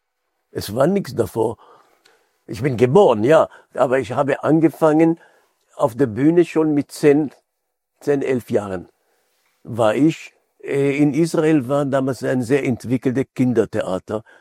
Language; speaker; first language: German; non-native, fluent; Hebrew